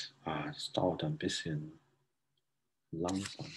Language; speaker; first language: German; non-native, fluent; Chinese